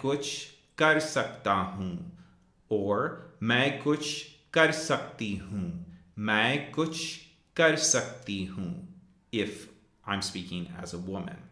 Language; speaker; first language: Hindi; non-native, fluent; English